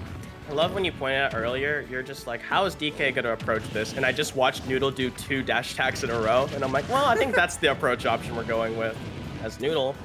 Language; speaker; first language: English; native; English